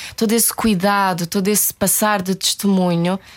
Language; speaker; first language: Portuguese; native; Portuguese